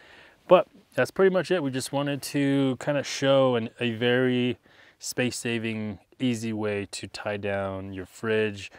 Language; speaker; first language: English; native; English